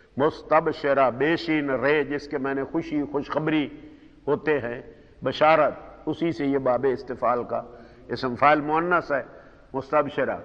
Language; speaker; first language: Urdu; non-native, local second language; Punjabi